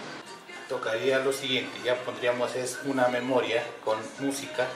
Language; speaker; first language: Spanish; native; Spanish